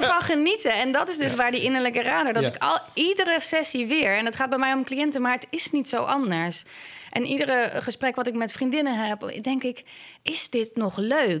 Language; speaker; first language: Dutch; native; Dutch